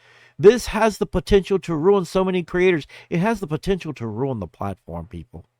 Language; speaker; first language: English; native; English